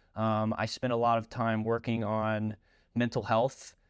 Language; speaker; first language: English; native; English